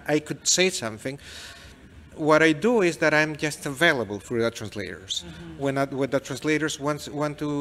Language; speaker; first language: English; non-native, fluent; Spanish